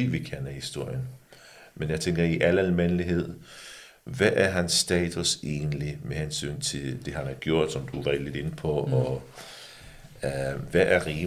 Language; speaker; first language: Danish; early bilingual, other home language; English